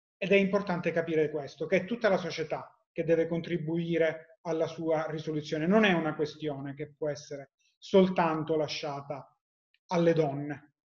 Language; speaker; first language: Italian; native; Italian